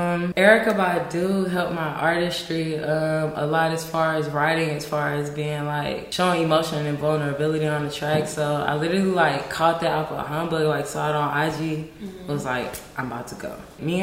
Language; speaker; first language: English; native; English